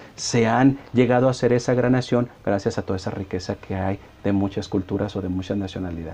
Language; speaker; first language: Spanish; native; Spanish